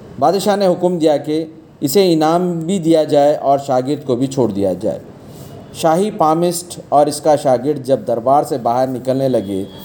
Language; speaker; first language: Urdu; native; Urdu